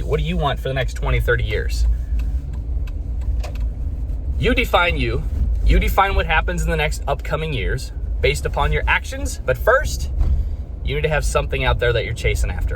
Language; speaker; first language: English; native; English